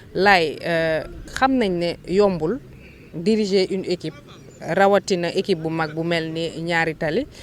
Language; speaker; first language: Wolof; native; Wolof